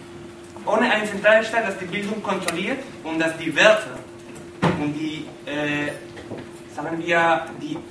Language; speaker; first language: German; non-native, fluent; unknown